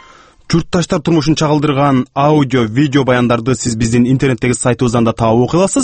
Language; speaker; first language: Kyrgyz; native; Kyrgyz